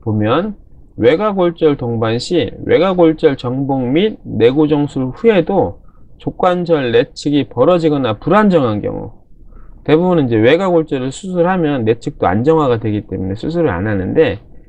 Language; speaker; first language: Korean; native; Korean